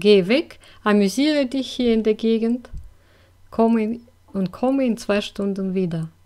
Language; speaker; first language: German; non-native, fluent; Russian